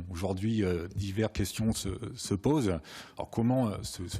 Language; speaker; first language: French; native; French